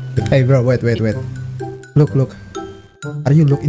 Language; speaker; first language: English; non-native, learner; Indonesian